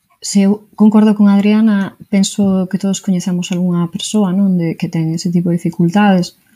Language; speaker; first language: Galician; native; Galician